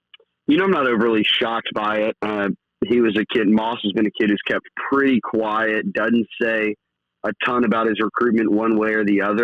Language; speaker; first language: English; native; English